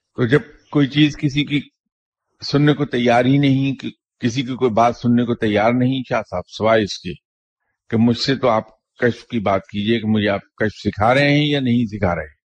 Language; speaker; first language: Urdu; non-native, local second language; Punjabi